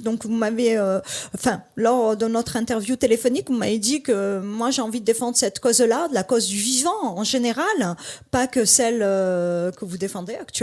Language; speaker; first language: French; native; French